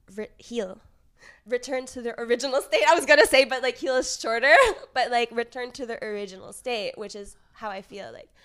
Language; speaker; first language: English; native; English